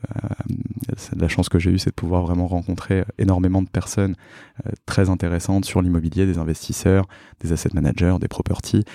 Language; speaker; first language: French; native; French